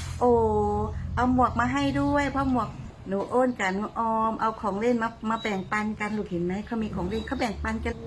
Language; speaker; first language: Thai; native; Thai